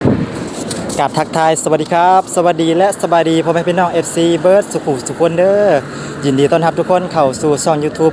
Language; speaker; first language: Thai; non-native, local second language; Northeastern Thai